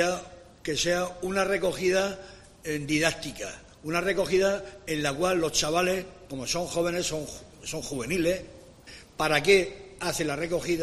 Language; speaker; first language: Spanish; native; Spanish